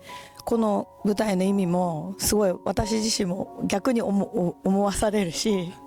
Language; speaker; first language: Japanese; native; Japanese